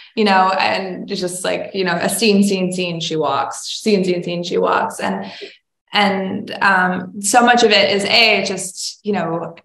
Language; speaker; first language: English; native; English